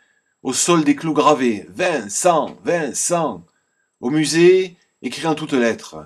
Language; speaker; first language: French; native; French